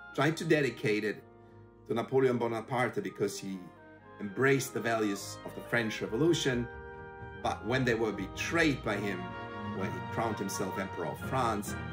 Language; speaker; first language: English; non-native, fluent; German